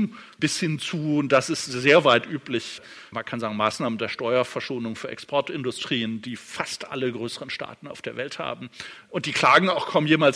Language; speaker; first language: German; native; German